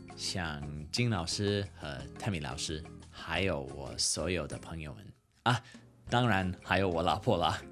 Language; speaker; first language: Chinese; non-native, fluent; English